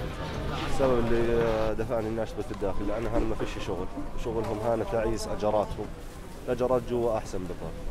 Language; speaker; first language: Arabic; native; Arabic